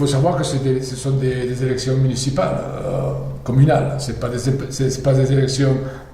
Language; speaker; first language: French; non-native, fluent; Spanish